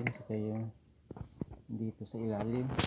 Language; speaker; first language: Filipino; non-native, local second language; Cebuano